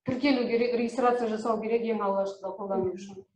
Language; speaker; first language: Kazakh; native; Kazakh